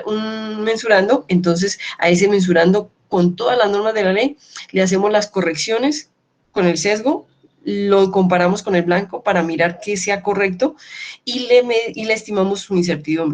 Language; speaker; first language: Spanish; native; Spanish